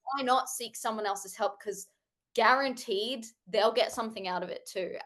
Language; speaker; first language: English; native; English